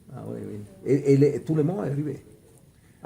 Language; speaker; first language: French; non-native, learner; Italian